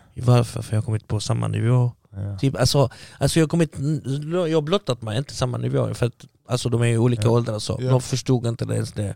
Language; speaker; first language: Swedish; early bilingual, other home language; Arabic